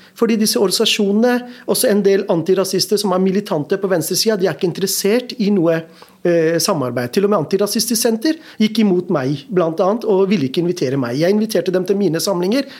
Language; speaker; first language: Norwegian; early bilingual, other home language; Urdu